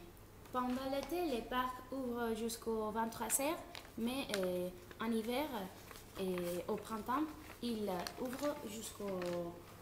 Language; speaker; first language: French; non-native, fluent; Spanish